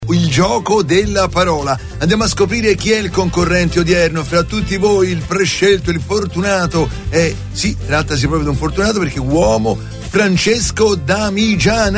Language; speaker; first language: Italian; native; Italian